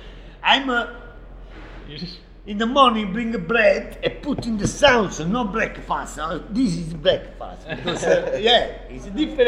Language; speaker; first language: English; non-native, learner; Italian